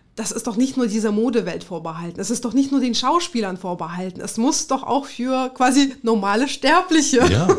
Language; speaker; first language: German; early bilingual, other home language; Russian